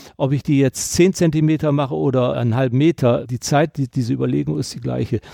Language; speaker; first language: German; native; German